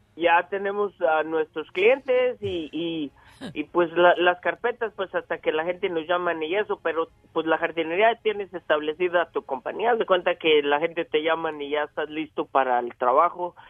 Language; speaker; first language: Spanish; native; Spanish